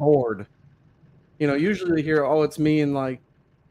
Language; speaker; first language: English; native; English